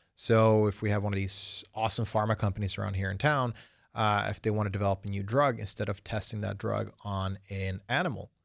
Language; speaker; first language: English; early bilingual, other home language; Swedish